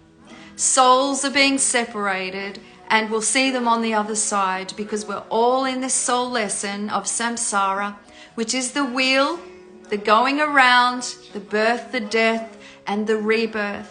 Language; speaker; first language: English; native; English